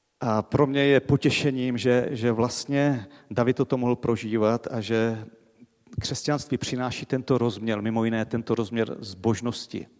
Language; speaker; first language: Czech; native; Czech